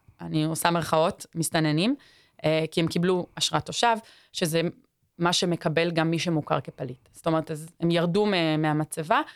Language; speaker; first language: Hebrew; native; Hebrew